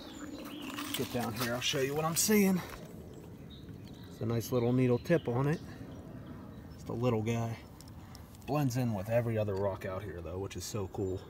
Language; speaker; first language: English; native; English